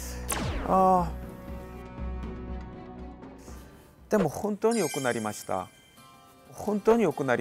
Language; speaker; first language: Japanese; non-native, fluent; Korean